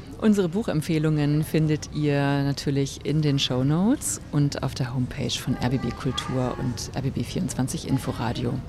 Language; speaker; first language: German; native; German